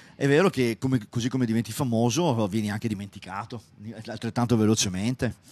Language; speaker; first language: Italian; native; Italian